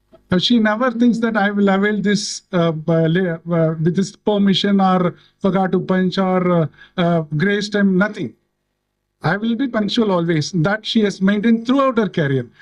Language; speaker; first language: English; non-native, local second language; Tamil